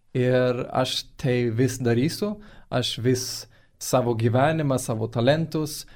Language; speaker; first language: Lithuanian; non-native, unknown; Swedish